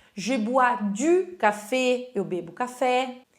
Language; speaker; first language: French; non-native, fluent; Portuguese